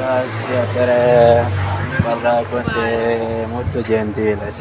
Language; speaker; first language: Italian; non-native, learner; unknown